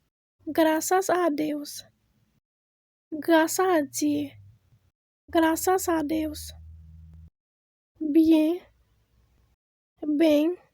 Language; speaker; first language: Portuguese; non-native, fluent; Haitian Creole